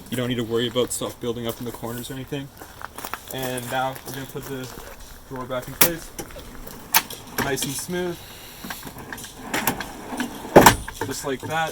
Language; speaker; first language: English; native; English